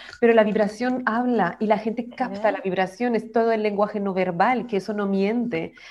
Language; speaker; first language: Spanish; native; Spanish